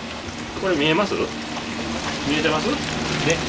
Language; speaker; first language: Japanese; native; Japanese